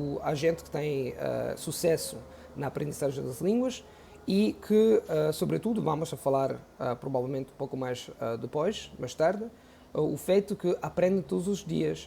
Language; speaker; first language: Portuguese; non-native, fluent; Italian